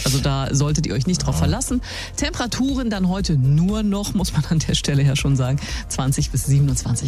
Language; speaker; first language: German; native; German